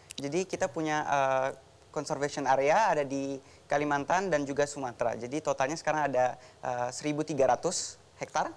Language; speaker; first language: Indonesian; native; Indonesian